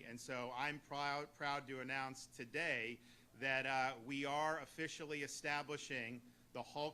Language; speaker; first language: English; native; English